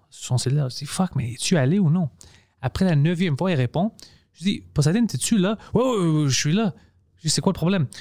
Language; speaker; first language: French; non-native, local second language; English